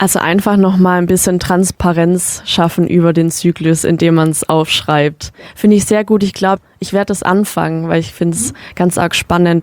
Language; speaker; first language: German; native; German